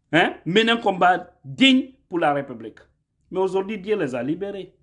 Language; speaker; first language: French; non-native, local second language; Fula